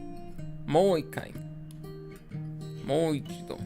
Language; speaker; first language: Japanese; non-native, learner; English